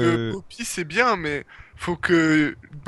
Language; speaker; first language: French; native; French